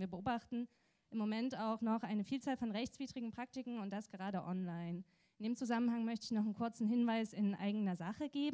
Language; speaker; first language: German; native; German